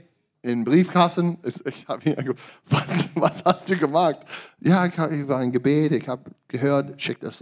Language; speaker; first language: German; non-native, learner; English